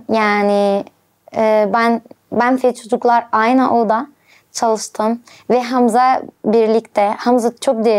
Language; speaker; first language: Turkish; non-native, learner; Arabic